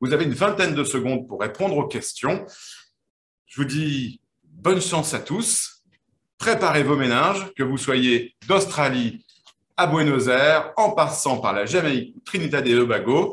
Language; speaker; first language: French; native; French